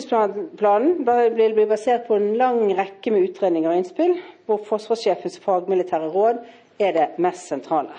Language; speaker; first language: Norwegian; native; Norwegian